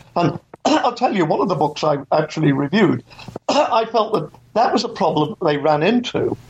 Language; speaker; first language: English; native; English